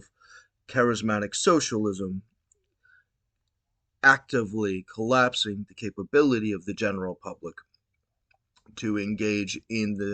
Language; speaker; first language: English; native; English